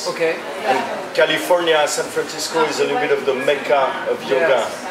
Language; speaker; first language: English; non-native, fluent; French